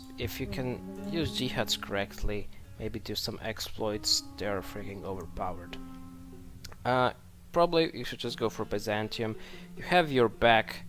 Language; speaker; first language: English; non-native, fluent; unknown